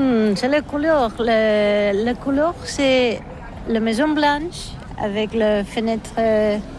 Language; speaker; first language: French; non-native, learner; Catalan